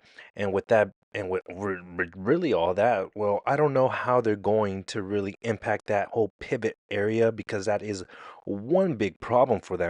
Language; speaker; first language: English; native; English